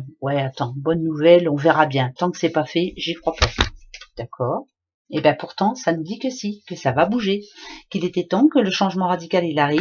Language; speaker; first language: French; native; French